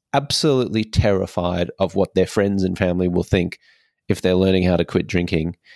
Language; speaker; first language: English; native; English